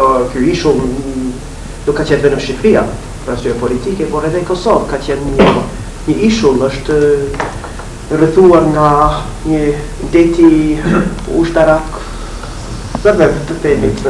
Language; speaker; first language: Albanian; non-native, fluent; English